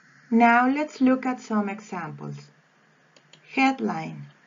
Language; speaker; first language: English; non-native, fluent; Spanish